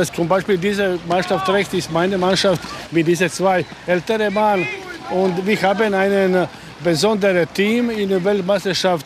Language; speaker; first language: German; non-native, learner; Croatian